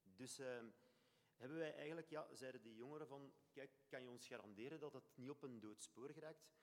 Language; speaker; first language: Dutch; native; Dutch